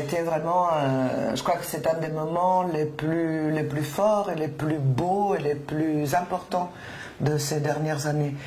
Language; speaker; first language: French; non-native, fluent; Spanish